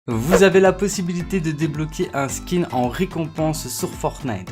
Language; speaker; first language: French; native; French